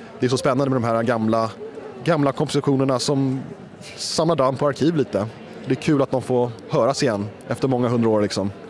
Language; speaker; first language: Swedish; native; Swedish